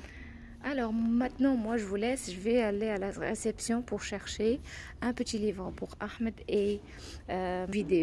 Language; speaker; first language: French; non-native, fluent; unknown